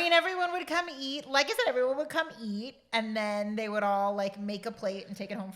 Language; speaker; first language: English; native; English